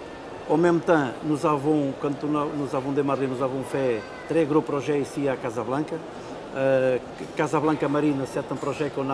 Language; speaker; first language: French; non-native, fluent; Portuguese